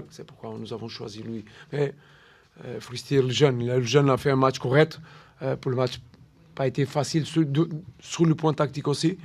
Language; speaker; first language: French; non-native, learner; Portuguese